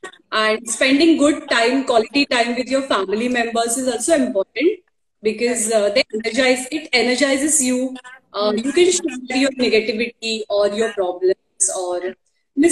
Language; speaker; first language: English; non-native, local second language; Marathi